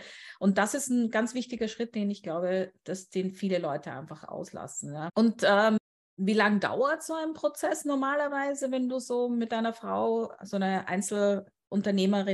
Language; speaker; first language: German; native; German